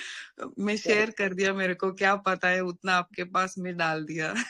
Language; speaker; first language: Hindi; non-native, local second language; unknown